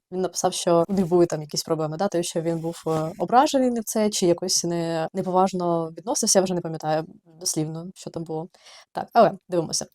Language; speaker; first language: Ukrainian; native; Ukrainian